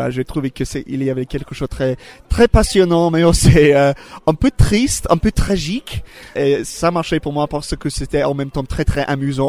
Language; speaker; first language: French; non-native, learner; English